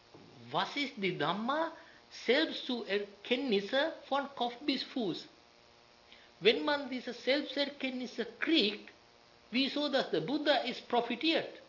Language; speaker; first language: German; non-native, learner; Sinhala